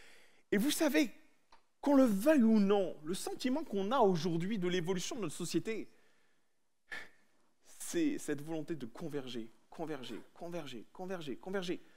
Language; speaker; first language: French; native; French